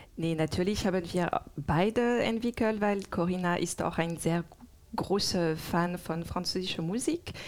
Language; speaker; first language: German; non-native, fluent; French